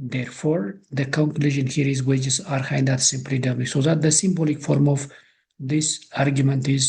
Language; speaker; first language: English; non-native, local second language; Amharic